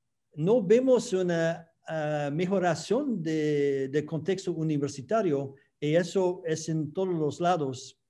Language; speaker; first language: Spanish; non-native, fluent; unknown